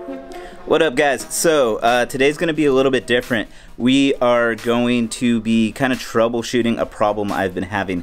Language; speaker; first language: English; native; English